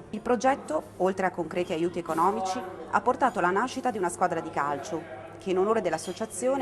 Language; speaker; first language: Italian; native; Italian